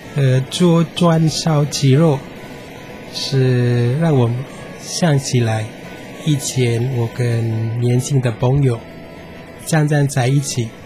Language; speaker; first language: Chinese; non-native, fluent; Indonesian